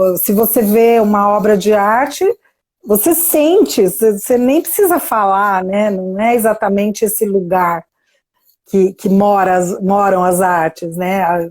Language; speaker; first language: Portuguese; native; Portuguese